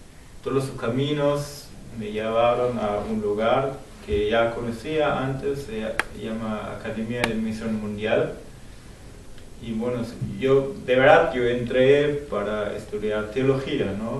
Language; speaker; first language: Spanish; non-native, fluent; German